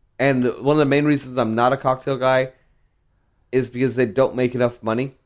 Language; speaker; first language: English; early bilingual, other home language; Spanish